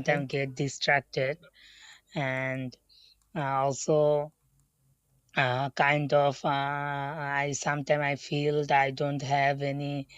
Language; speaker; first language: English; non-native, learner; Bangla